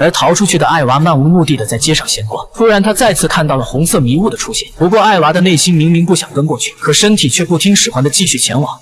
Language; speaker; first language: Chinese; native; Chinese